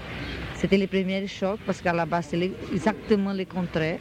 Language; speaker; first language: French; non-native, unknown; Portuguese